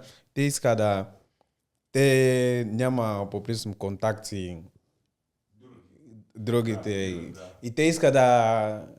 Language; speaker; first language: Bulgarian; non-native, learner; Portuguese